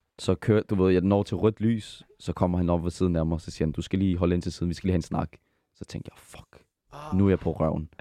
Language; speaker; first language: Danish; early bilingual, other home language; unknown